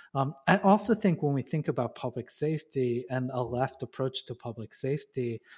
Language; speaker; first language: English; native; English